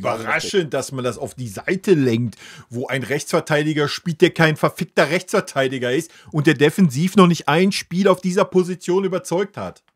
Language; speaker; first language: German; native; German